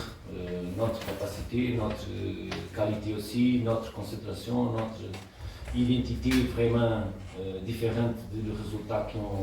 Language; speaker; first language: French; non-native, learner; Portuguese